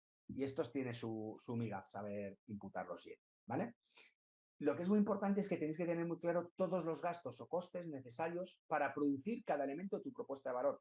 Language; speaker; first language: Spanish; native; Spanish